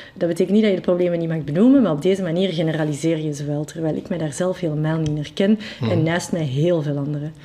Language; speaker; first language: Dutch; non-native, fluent; French